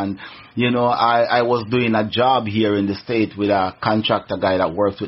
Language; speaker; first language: English; non-native, local second language; Jamaican Creole English